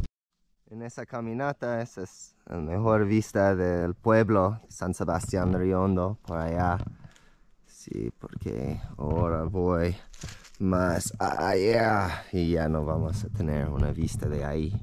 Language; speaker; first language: Spanish; non-native, fluent; English